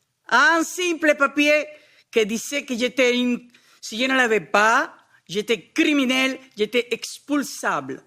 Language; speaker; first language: French; non-native, fluent; Spanish